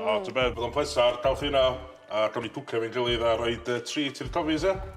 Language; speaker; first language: Welsh; native; Welsh